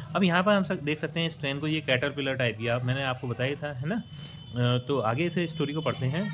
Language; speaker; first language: Hindi; native; Hindi